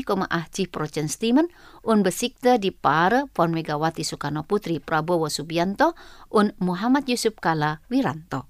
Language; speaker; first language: German; non-native, fluent; Indonesian